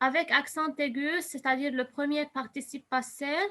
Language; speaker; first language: French; non-native, fluent; Arabic